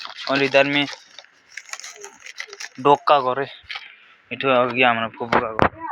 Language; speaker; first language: Hindi; non-native, learner; Nepali